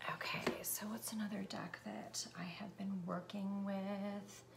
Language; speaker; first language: English; native; English